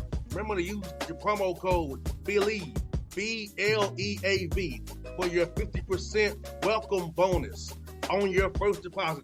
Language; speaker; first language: English; native; English